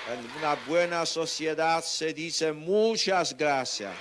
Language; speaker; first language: Spanish; non-native, fluent; Polish